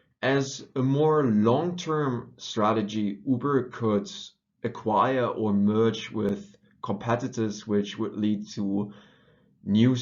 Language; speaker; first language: English; non-native, fluent; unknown